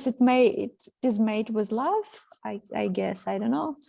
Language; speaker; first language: English; non-native, fluent; Ukrainian